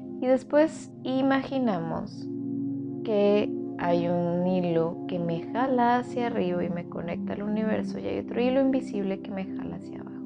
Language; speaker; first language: Spanish; native; Spanish